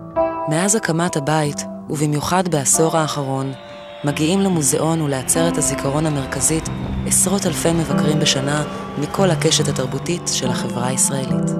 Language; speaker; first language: Hebrew; native; Hebrew